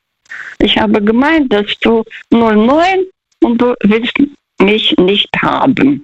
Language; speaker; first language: German; non-native, fluent; Russian